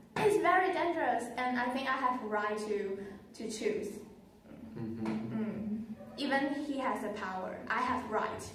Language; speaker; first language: English; non-native, learner; Chinese